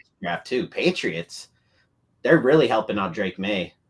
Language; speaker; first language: English; native; English